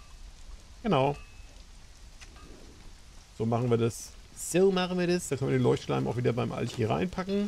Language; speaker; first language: German; native; German